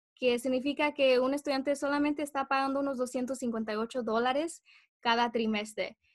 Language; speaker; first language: Spanish; early bilingual, heritage; Spanish